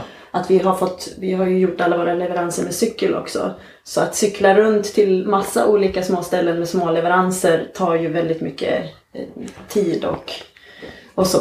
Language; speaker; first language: Swedish; native; Swedish